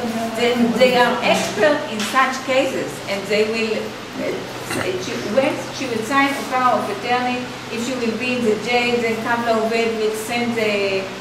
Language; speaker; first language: English; non-native, fluent; Hebrew